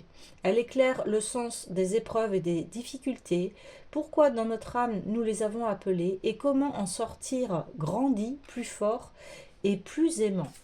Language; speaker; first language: French; native; French